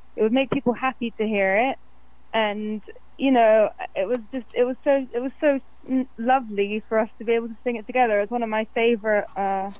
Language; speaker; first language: English; native; English